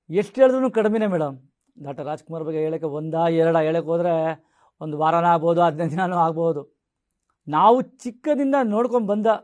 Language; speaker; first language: Kannada; non-native, local second language; Marathi